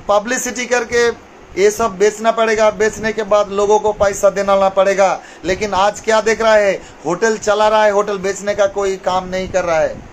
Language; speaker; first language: Hindi; non-native, local second language; Bangla